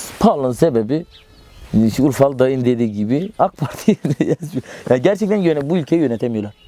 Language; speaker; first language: Turkish; native; Turkish